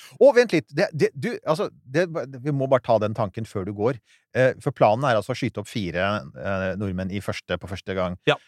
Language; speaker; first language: Norwegian; early bilingual, other home language; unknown